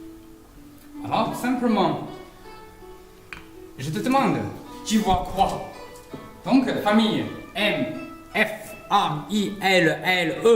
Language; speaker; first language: French; non-native, fluent; Chinese